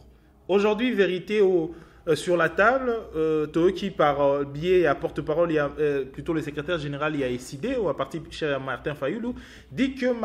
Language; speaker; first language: French; non-native, local second language; Lingala